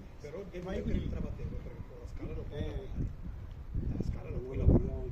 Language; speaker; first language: Italian; non-native, fluent; Punjabi